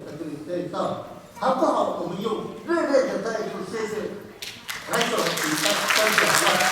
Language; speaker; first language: Chinese; non-native, local second language; Amis